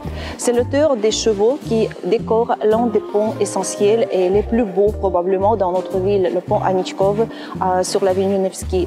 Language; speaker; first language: French; non-native, fluent; Russian